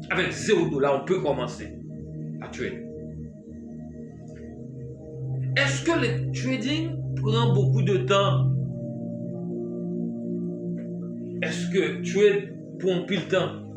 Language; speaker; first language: French; non-native, learner; Haitian Creole